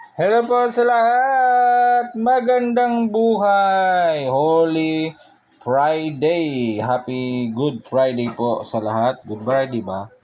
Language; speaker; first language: Filipino; non-native, local second language; Cebuano